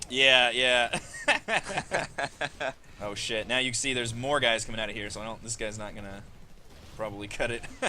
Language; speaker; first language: English; native; English